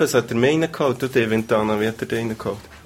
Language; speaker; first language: German; native; German